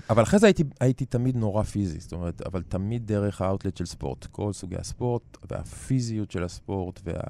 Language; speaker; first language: Hebrew; native; Hebrew